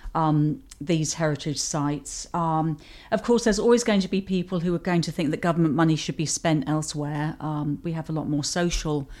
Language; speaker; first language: English; native; English